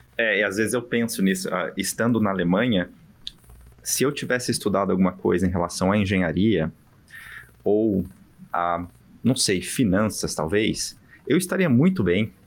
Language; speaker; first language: Portuguese; native; Portuguese